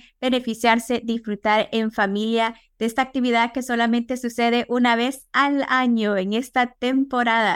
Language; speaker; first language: Spanish; native; Spanish